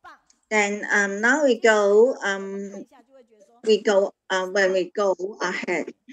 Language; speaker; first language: English; non-native, learner; Chinese